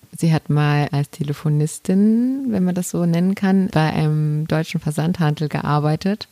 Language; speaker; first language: German; native; German